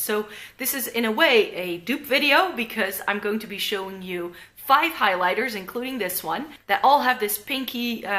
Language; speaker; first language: English; non-native, fluent; Dutch